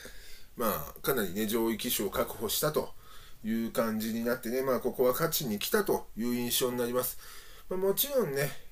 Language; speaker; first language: Japanese; native; Japanese